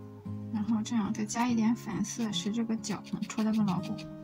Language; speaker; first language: Chinese; native; Chinese